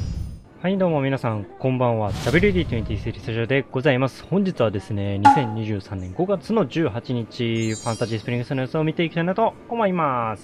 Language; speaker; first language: Japanese; native; Japanese